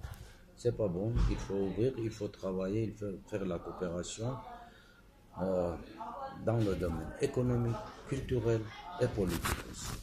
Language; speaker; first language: French; non-native, fluent; Armenian